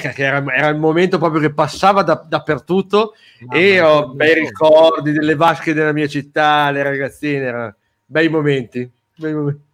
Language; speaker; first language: Italian; native; Italian